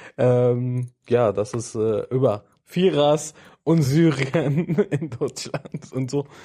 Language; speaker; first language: German; non-native, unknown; Arabic